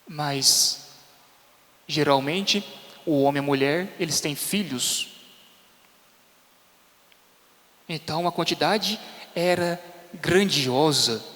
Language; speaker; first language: Portuguese; native; Portuguese